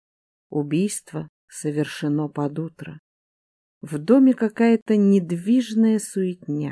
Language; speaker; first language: Russian; native; Russian